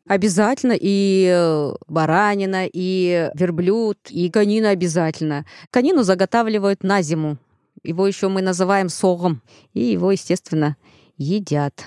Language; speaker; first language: Russian; non-native, local second language; Kazakh